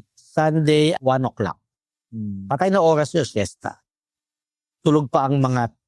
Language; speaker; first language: Filipino; native; Filipino